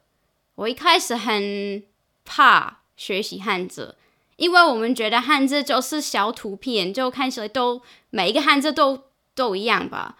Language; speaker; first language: Chinese; non-native, fluent; English